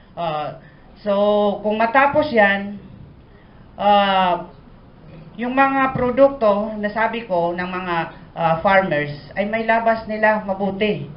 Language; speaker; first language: Filipino; non-native, local second language; Maranao